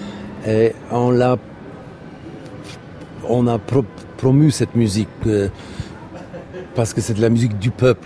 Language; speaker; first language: French; non-native, fluent; Polish